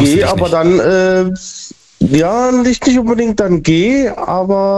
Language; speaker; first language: German; native; German